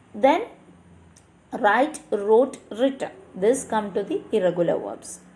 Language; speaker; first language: English; non-native, local second language; Malayalam